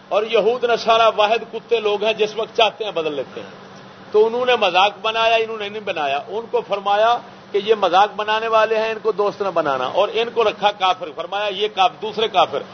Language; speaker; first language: Urdu; non-native, local second language; Saraiki